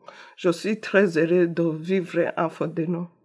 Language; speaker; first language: French; non-native, learner; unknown